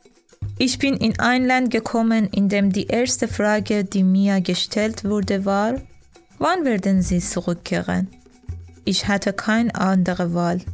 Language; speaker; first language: German; non-native, learner; Persian